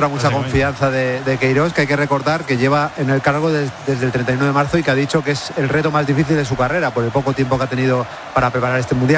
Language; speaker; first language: Spanish; native; Spanish